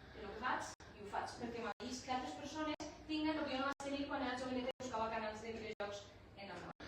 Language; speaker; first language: Catalan; native; Catalan